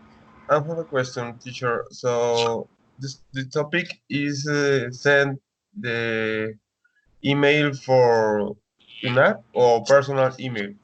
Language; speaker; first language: English; non-native, learner; Spanish